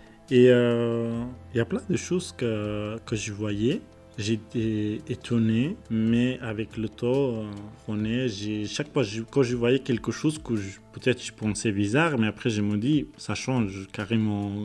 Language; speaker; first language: French; non-native, learner; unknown